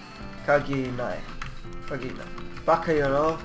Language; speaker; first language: Japanese; non-native, learner; English